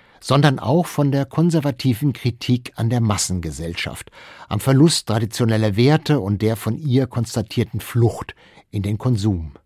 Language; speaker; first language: German; native; German